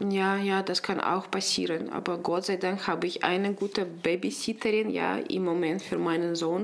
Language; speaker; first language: German; non-native, local second language; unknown